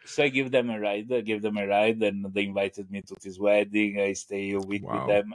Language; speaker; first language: English; non-native, fluent; Italian